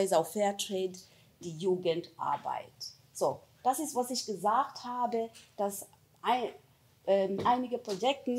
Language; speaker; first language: German; non-native, fluent; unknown